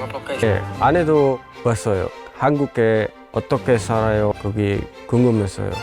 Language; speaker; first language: Korean; non-native, learner; Indonesian